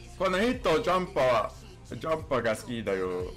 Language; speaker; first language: Japanese; non-native, learner; English